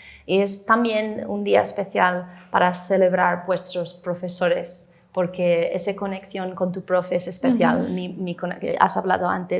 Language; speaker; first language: Spanish; non-native, fluent; English